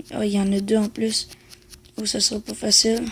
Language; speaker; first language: French; native; French